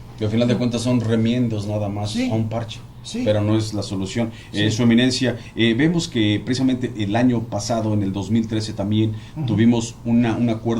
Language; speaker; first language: Spanish; native; Spanish